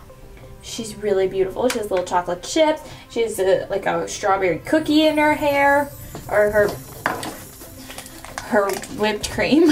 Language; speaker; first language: English; native; English